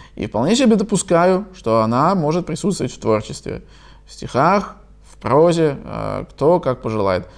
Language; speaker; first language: Russian; native; Russian